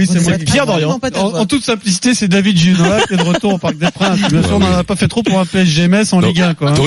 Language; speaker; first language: French; native; French